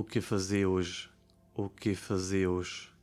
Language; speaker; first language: Portuguese; non-native, learner; German